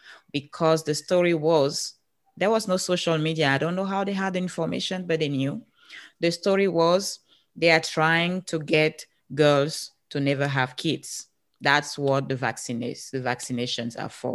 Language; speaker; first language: English; non-native, local second language; French